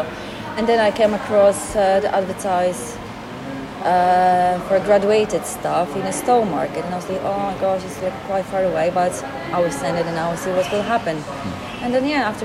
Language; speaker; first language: English; non-native, fluent; Polish